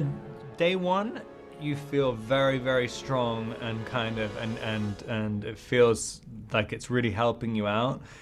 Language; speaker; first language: English; native; English